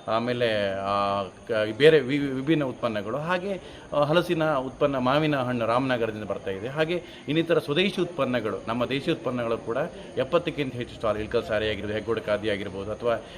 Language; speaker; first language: Kannada; native; Kannada